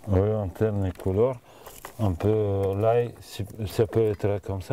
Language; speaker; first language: French; non-native, fluent; Bulgarian